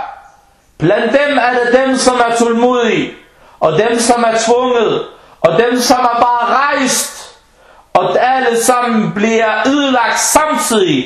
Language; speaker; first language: Danish; early bilingual, other home language; Arabic